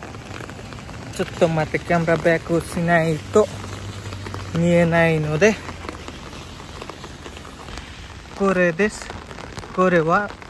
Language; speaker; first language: Japanese; non-native, learner; Nepali